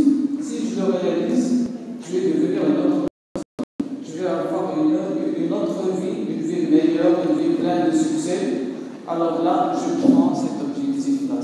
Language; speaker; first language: French; non-native, local second language; Arabic